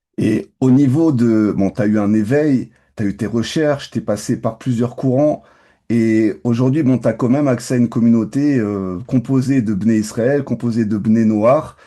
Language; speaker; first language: French; native; French